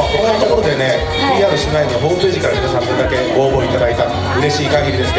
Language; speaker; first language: Japanese; native; Japanese